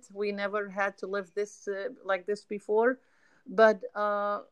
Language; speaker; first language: English; non-native, fluent; Arabic